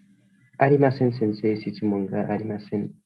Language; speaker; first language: Japanese; non-native, learner; Nepali